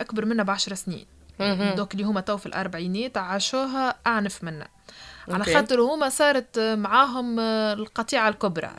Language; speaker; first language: Arabic; native; Arabic